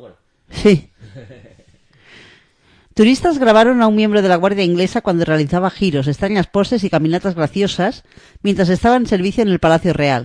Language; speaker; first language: Spanish; native; Spanish